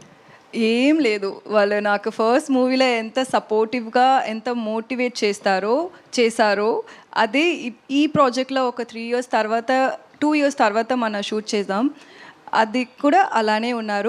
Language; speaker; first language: Telugu; non-native, learner; Tamil